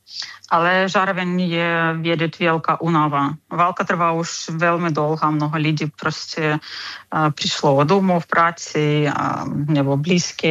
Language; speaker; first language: Czech; non-native, fluent; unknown